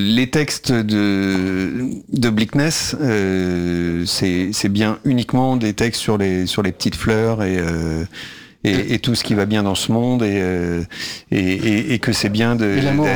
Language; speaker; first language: French; native; French